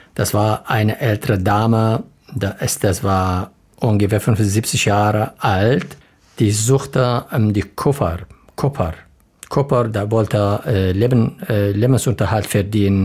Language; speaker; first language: German; non-native, learner; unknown